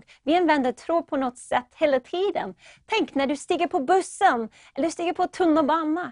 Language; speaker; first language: Swedish; non-native, fluent; English